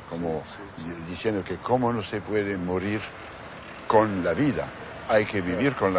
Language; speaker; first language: Spanish; non-native, fluent; French